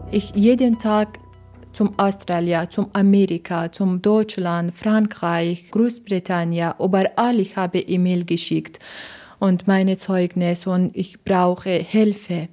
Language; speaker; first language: German; non-native, learner; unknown